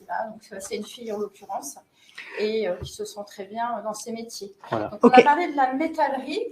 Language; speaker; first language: French; native; French